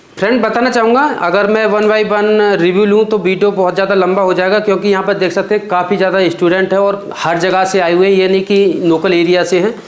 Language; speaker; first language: Hindi; native; Hindi